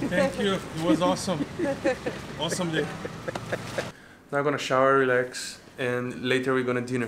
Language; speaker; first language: English; non-native, learner; Portuguese